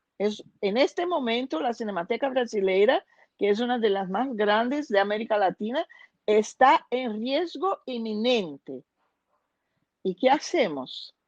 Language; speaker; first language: Spanish; non-native, fluent; Portuguese